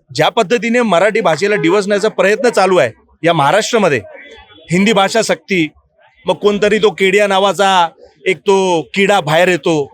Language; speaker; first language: Marathi; native; Marathi